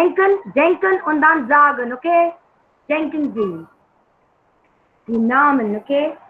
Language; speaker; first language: German; non-native, learner; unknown